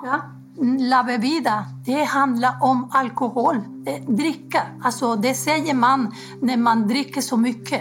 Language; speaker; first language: Swedish; non-native, fluent; Spanish